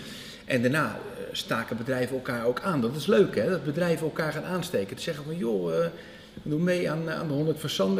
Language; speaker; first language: Dutch; native; Dutch